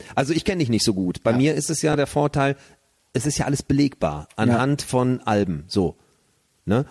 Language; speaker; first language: German; native; German